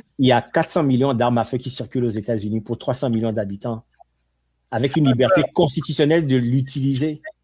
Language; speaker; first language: French; non-native, local second language; Ewe